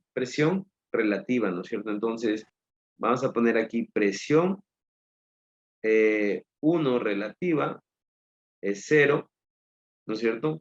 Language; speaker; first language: Spanish; native; Spanish